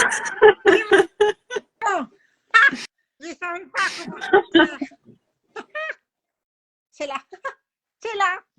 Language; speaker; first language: French; non-native, fluent; Spanish